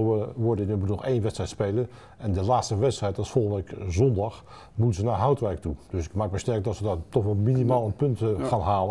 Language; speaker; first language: Dutch; native; Dutch